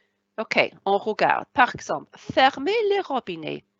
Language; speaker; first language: French; non-native, fluent; Welsh